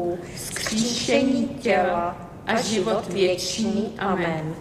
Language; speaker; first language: Czech; native; Czech